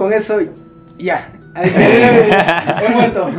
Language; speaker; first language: Spanish; native; Spanish